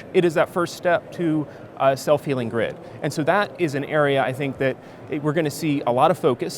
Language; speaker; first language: English; native; English